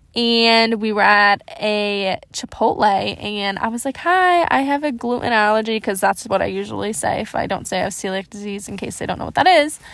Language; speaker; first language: English; native; English